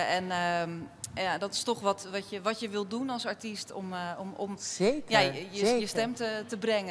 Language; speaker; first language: Dutch; native; Dutch